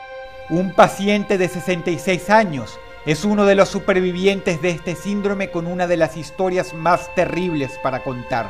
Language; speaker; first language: Spanish; native; Spanish